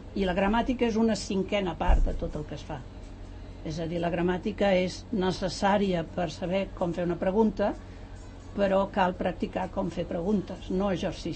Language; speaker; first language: Catalan; native; Catalan